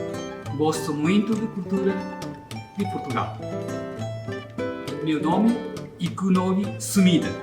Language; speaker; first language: Portuguese; non-native, learner; Japanese